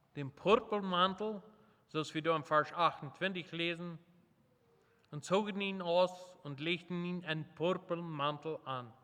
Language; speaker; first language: German; non-native, local second language; Plautdietsch